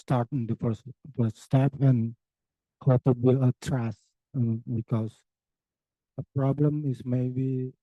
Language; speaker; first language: English; non-native, learner; Indonesian